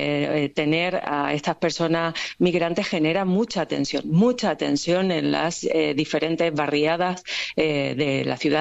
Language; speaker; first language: Spanish; native; Spanish